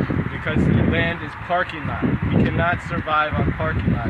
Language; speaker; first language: English; native; English